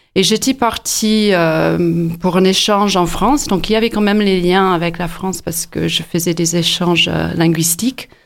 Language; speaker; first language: French; non-native, fluent; English